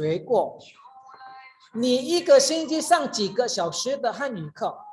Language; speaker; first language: Chinese; non-native, fluent; Indonesian